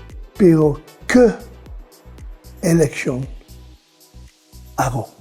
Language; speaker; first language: Spanish; non-native, fluent; Dutch